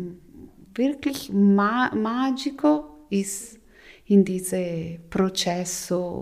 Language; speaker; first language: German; non-native, local second language; Italian